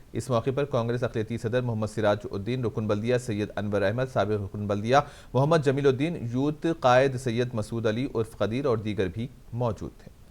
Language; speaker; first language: Hindi; non-native, local second language; Urdu